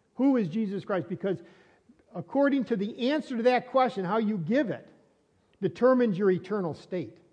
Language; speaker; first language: English; native; English